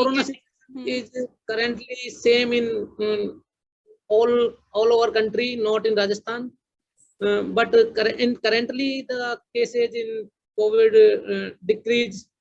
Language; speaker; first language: English; non-native, learner; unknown